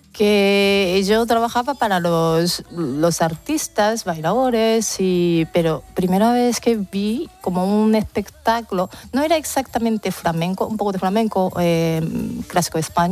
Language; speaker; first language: Spanish; non-native, fluent; Japanese